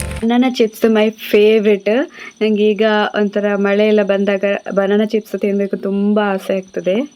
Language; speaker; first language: Kannada; non-native, local second language; Tulu